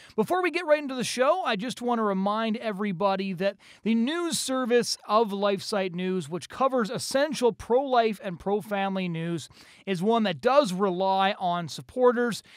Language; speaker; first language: English; native; English